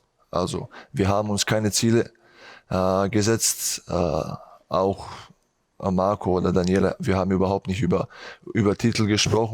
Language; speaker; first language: German; non-native, fluent; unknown